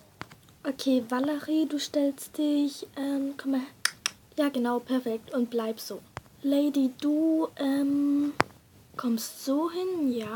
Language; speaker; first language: German; native; German